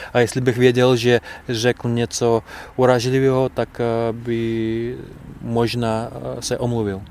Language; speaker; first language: Czech; non-native, fluent; Russian